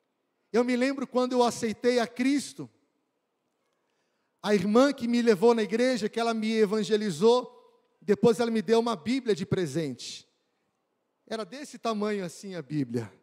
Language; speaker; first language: Portuguese; native; Portuguese